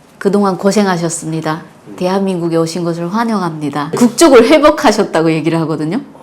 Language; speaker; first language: Korean; native; Korean